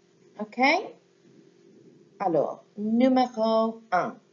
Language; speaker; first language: French; non-native, fluent; English